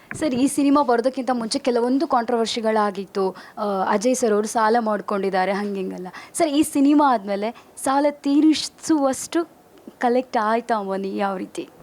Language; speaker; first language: Kannada; native; Kannada